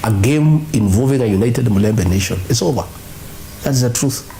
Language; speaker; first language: English; non-native, local second language; Kikuyu